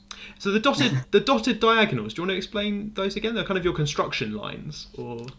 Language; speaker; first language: English; native; English